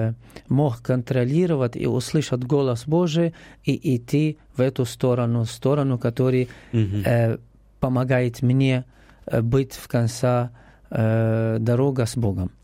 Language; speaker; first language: Russian; non-native, learner; Arabic